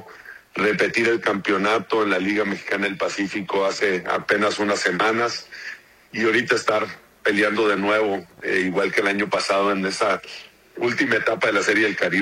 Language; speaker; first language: Spanish; native; Spanish